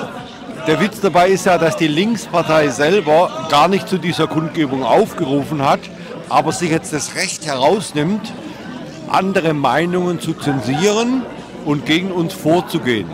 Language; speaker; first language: German; native; German